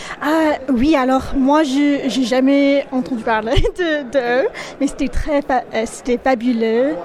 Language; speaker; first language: French; non-native, learner; English